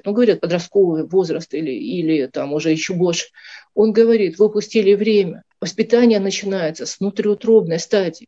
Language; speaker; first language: Russian; native; Russian